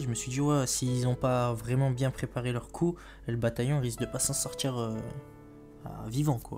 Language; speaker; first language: French; native; French